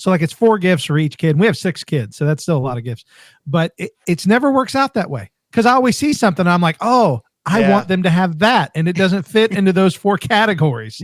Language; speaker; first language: English; native; English